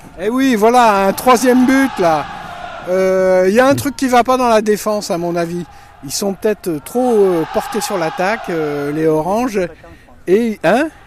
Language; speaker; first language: French; native; French